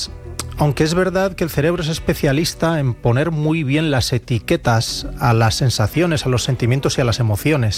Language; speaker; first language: Spanish; native; Spanish